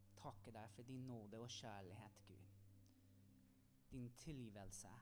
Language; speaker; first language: Norwegian; non-native, fluent; English